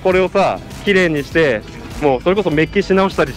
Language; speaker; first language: Japanese; native; Japanese